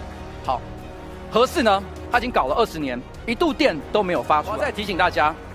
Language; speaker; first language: Chinese; native; Chinese